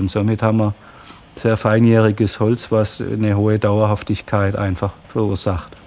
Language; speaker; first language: German; native; German